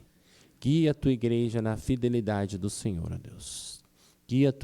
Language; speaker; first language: Portuguese; native; Portuguese